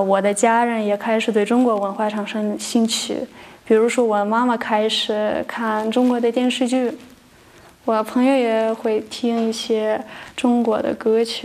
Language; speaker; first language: Chinese; non-native, fluent; Russian